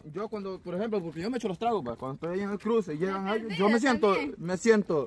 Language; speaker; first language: Spanish; native; Spanish